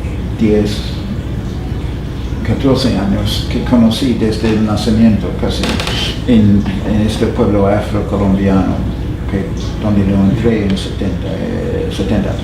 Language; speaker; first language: Spanish; non-native, fluent; English